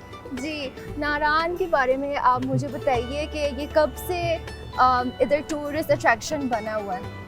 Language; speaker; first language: Hindi; non-native, fluent; Chinese